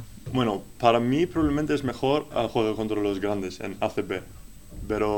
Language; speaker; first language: Spanish; non-native, learner; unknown